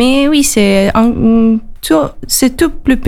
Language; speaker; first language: French; non-native, learner; Italian